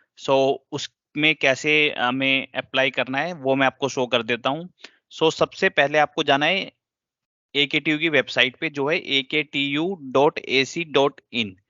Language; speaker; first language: Hindi; native; Hindi